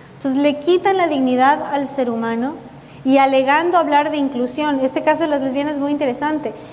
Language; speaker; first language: Spanish; early bilingual, heritage; Spanish